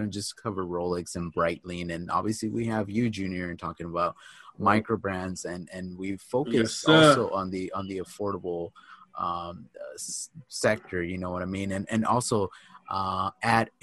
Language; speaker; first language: English; native; English